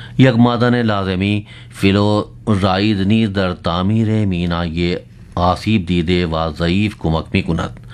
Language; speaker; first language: Persian; non-native, fluent; Urdu